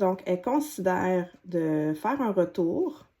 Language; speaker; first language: French; native; French